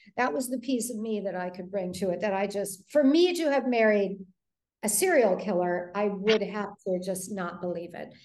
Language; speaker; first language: English; native; English